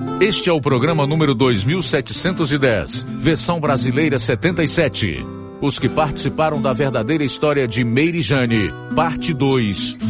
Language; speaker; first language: Portuguese; native; Portuguese